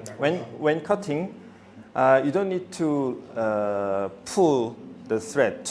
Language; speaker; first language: English; non-native, fluent; Korean